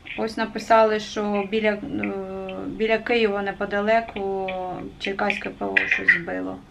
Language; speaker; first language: Ukrainian; native; Ukrainian